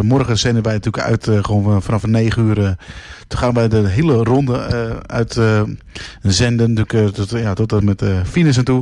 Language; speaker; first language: Dutch; native; Dutch